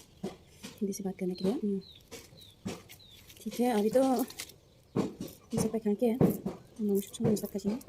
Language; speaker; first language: Hindi; non-native, local second language; Kok Borok